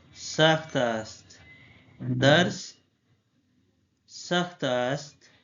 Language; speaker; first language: Persian; non-native, fluent; Urdu